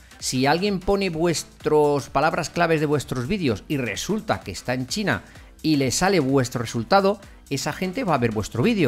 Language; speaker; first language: Spanish; native; Spanish